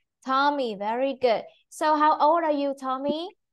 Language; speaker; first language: English; non-native, fluent; Vietnamese